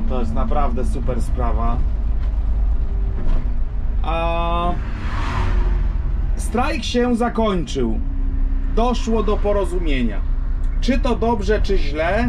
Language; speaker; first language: Polish; native; Polish